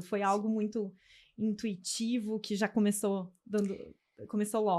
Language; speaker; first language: Portuguese; native; Portuguese